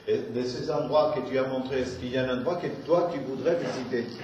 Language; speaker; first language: French; non-native, fluent; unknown